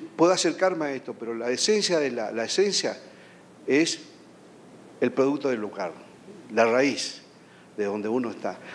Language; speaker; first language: Spanish; native; Spanish